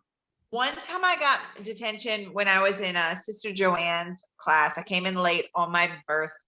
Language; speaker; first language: English; native; English